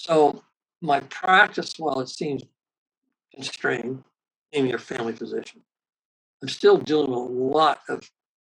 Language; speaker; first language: English; native; English